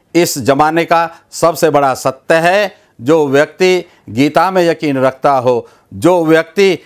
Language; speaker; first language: Hindi; native; Hindi